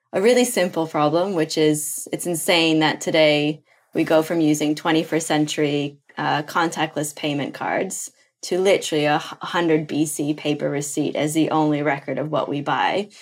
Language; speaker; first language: English; non-native, fluent; Portuguese